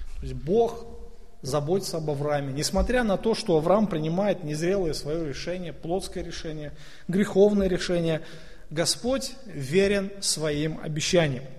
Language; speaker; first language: Russian; native; Russian